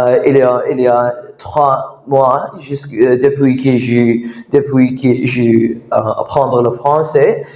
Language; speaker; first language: French; non-native, learner; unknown